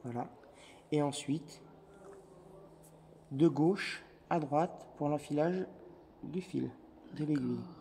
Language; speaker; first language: French; native; French